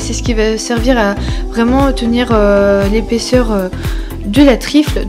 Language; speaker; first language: French; native; French